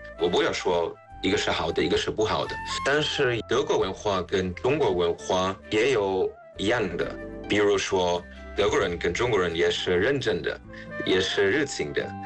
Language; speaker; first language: Chinese; non-native, fluent; German